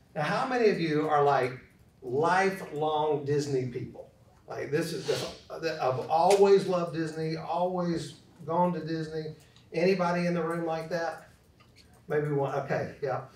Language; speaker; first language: English; native; English